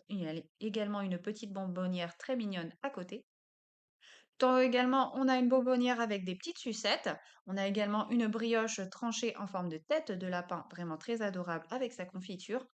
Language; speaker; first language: French; native; French